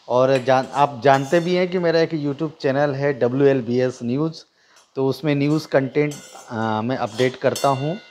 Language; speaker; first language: Hindi; native; Hindi